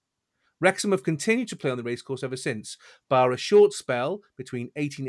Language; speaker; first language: English; native; English